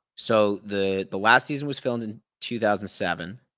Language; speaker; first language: English; native; English